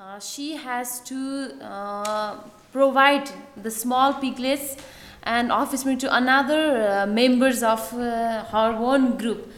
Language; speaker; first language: English; non-native, fluent; Nepali